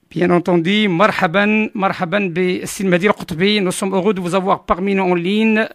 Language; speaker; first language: French; non-native, local second language; Arabic